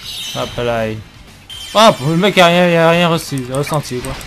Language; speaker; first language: French; native; French